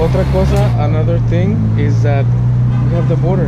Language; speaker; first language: English; non-native, local second language; Spanish